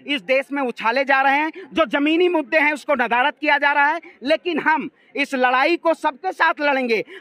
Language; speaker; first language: Hindi; native; Hindi